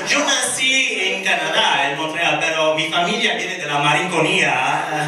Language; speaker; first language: Spanish; non-native, fluent; English